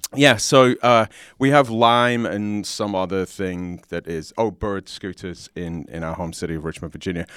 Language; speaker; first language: English; native; English